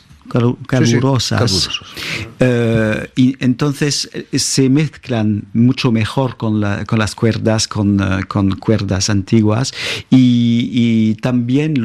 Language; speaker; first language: Spanish; non-native, fluent; French